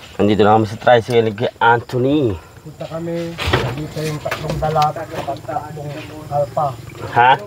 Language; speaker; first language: Filipino; native; Filipino